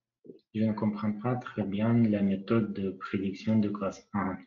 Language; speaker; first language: French; non-native, learner; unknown